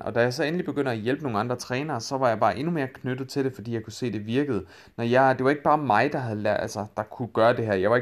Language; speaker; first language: Danish; native; Danish